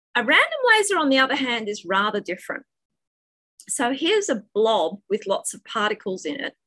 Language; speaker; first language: English; native; English